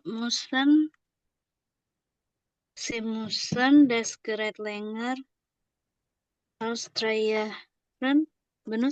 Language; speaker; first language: German; non-native, learner; Indonesian